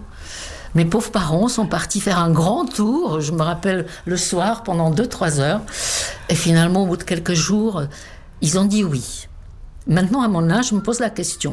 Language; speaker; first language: French; non-native, fluent; Czech